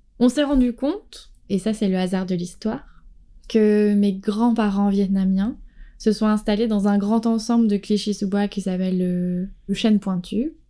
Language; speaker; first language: French; native; French